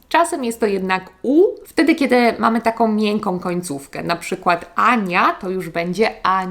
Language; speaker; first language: Polish; native; Polish